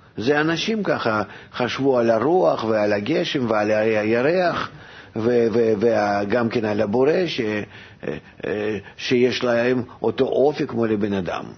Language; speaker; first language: Hebrew; non-native, fluent; Russian